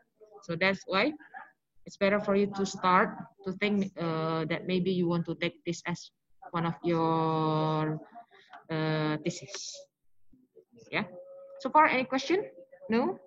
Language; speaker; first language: English; non-native, local second language; Indonesian